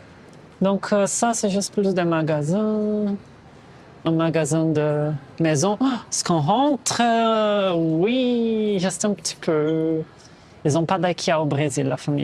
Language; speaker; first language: French; non-native, fluent; Portuguese